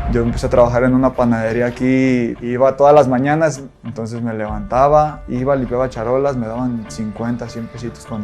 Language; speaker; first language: Spanish; native; Spanish